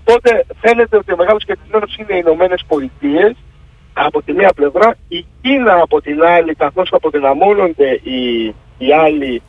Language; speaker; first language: Greek; native; Greek